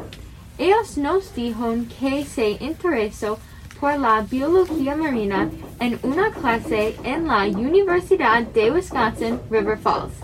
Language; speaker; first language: Spanish; non-native, learner; English